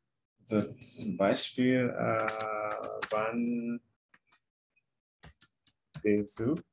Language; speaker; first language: German; non-native, fluent; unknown